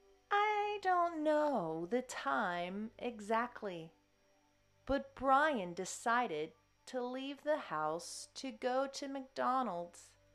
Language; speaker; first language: English; native; English